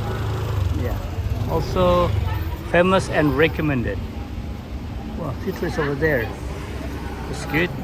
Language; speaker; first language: English; non-native, learner; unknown